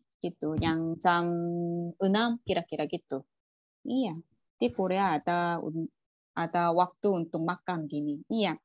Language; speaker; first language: Indonesian; non-native, learner; Korean